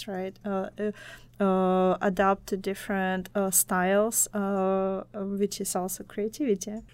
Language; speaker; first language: English; non-native, fluent; Russian